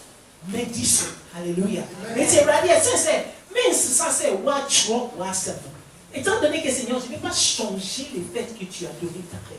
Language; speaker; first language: French; non-native, fluent; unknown